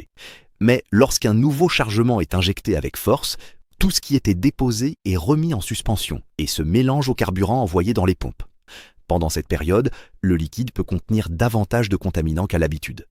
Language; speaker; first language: French; native; French